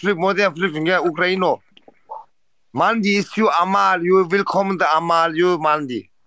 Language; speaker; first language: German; non-native, learner; Turkish